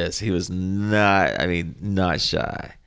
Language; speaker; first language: English; native; English